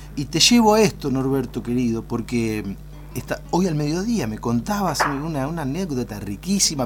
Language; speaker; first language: Spanish; native; Spanish